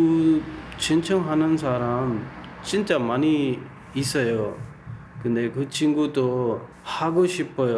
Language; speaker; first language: Korean; non-native, learner; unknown